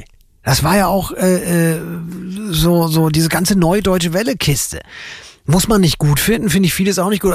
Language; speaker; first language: German; native; German